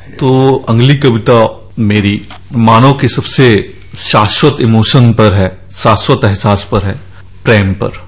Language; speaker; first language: Hindi; native; Hindi